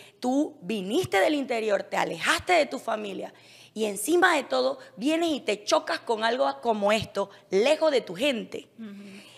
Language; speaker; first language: Spanish; native; Spanish